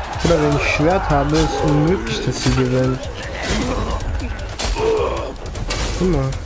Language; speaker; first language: German; early bilingual, other home language; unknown